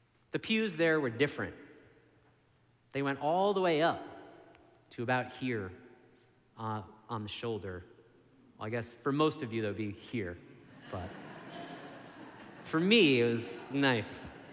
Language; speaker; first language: English; native; English